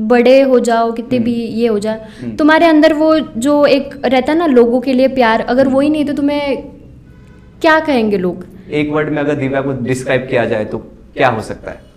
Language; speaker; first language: Hindi; non-native, local second language; Marathi